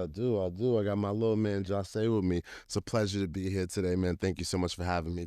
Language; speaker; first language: English; native; English